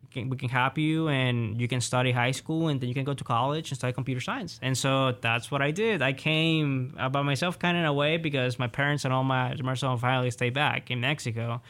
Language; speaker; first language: English; early bilingual, other home language; Spanish